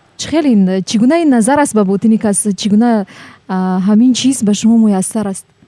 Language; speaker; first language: Tajik; native; Tajik